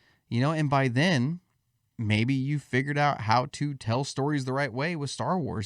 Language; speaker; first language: English; native; English